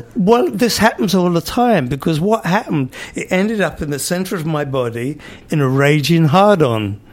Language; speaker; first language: English; native; English